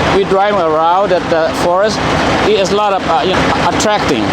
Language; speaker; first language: English; non-native, learner; Thai